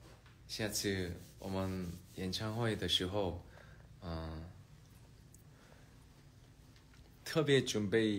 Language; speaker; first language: Chinese; non-native, learner; Korean